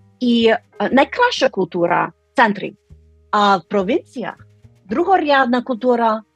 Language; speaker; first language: Ukrainian; non-native, fluent; English